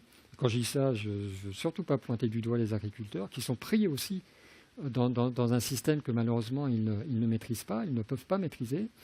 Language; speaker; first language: French; native; French